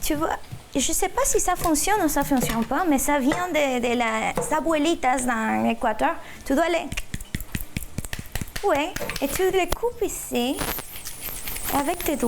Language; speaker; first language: French; non-native, fluent; Spanish